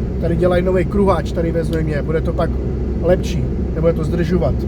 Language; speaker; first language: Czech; non-native, fluent; English